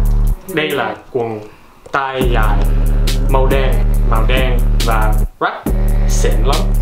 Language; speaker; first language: Vietnamese; early bilingual, heritage; Vietnamese